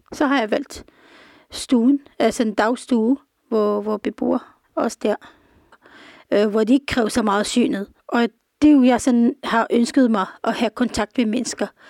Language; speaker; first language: Danish; non-native, fluent; Arabic